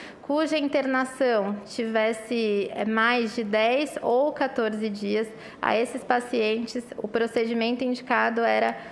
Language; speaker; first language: Portuguese; native; Portuguese